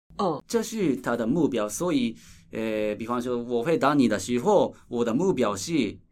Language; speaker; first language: Chinese; non-native, fluent; Japanese